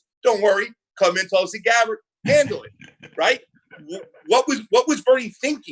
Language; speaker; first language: English; native; English